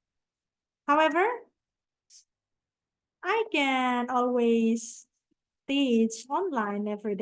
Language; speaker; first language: English; non-native, fluent; Indonesian